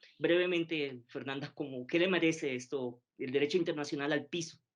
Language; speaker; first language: Spanish; native; Spanish